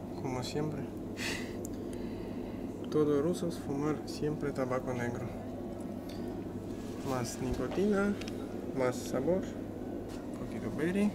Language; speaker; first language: Spanish; non-native, learner; Russian